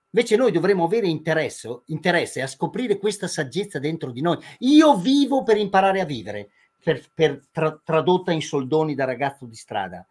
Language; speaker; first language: Italian; native; Italian